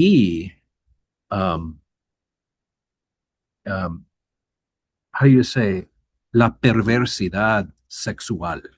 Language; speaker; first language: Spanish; non-native, learner; English